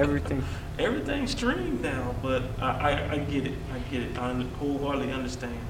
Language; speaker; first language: English; native; English